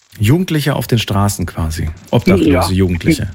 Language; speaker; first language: German; native; German